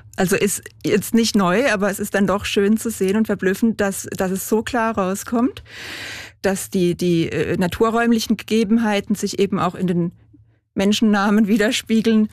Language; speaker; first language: German; native; German